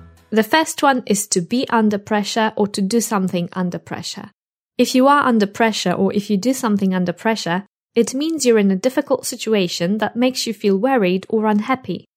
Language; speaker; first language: English; non-native, fluent; Polish